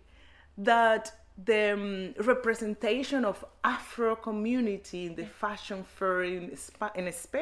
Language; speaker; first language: English; non-native, learner; Spanish